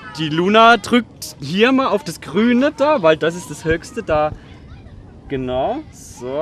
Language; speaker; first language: German; native; German